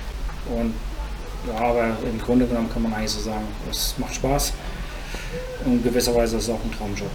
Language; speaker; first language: German; native; German